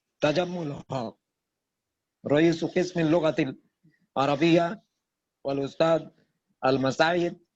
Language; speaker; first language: Arabic; non-native, fluent; Bangla